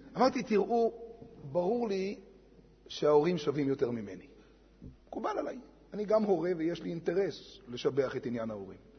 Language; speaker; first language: Hebrew; native; Hebrew